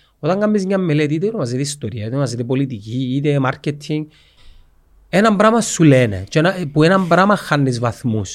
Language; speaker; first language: Greek; native; Greek